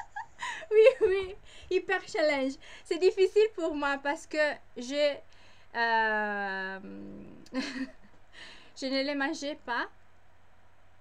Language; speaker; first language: French; non-native, learner; English